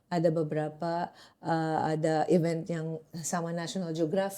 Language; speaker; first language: Indonesian; non-native, fluent; Filipino